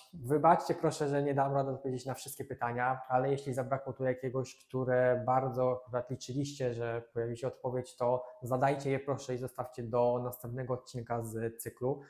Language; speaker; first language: Polish; native; Polish